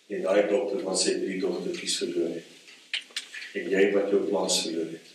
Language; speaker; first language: Afrikaans; non-native, fluent; English